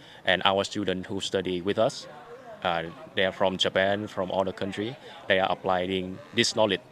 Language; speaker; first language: English; non-native, fluent; Vietnamese